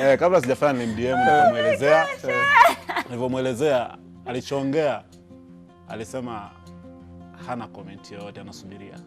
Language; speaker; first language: Swahili; native; Swahili